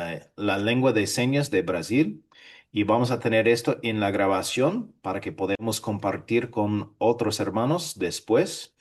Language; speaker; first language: Spanish; non-native, fluent; English